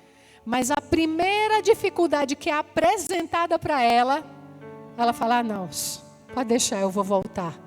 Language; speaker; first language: Portuguese; native; Portuguese